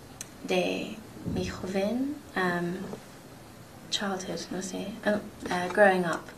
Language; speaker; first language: Spanish; non-native, learner; English